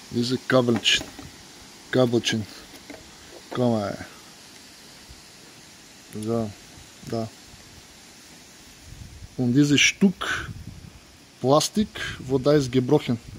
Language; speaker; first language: German; non-native, learner; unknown